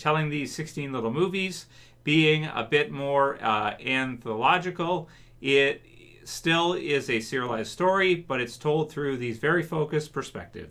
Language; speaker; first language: English; native; English